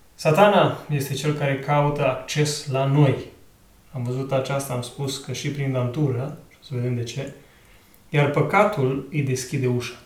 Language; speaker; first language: Romanian; native; Romanian